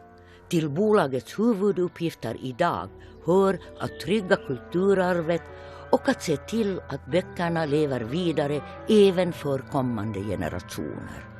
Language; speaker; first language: Swedish; native; Swedish